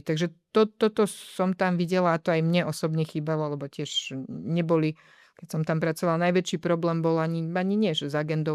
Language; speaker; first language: Slovak; native; Slovak